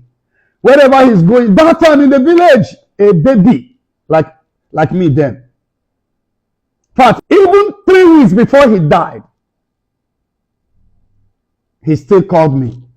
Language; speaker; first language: English; non-native, local second language; Igbo